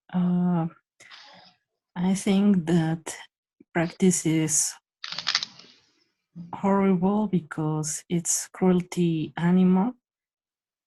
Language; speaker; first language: English; non-native, learner; Spanish